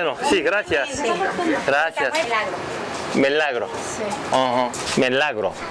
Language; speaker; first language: Spanish; non-native, learner; Korean